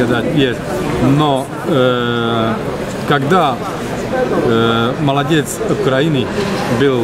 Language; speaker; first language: Russian; non-native, learner; Slovak